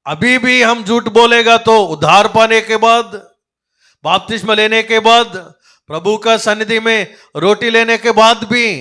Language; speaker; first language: Hindi; non-native, local second language; Telugu